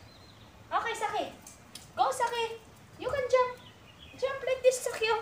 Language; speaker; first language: English; non-native, local second language; Filipino